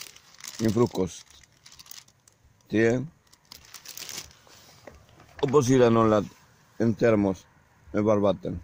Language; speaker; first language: Swedish; non-native, learner; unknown